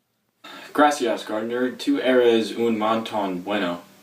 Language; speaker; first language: Spanish; non-native, learner; English